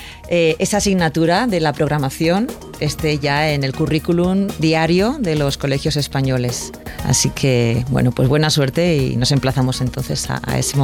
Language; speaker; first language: Spanish; native; Spanish